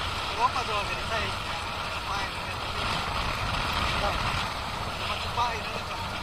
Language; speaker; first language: Filipino; non-native, local second language; Cebuano